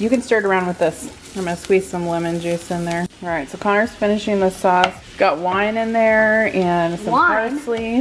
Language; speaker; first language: English; native; English